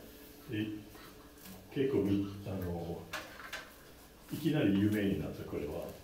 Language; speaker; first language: Japanese; non-native, fluent; English